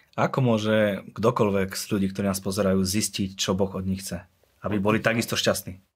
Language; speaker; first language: Slovak; native; Slovak